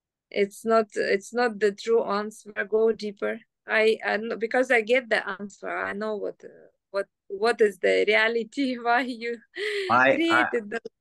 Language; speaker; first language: English; non-native, learner; Russian